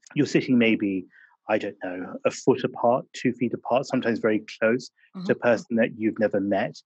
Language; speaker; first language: English; native; English